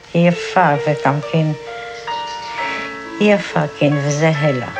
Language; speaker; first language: Hebrew; non-native, fluent; Polish